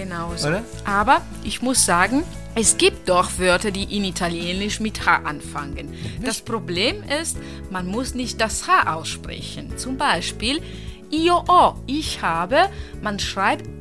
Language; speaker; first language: German; non-native, fluent; Italian